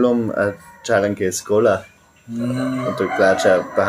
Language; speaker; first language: Indonesian; non-native, learner; German